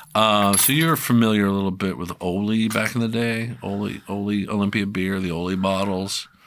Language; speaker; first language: English; native; English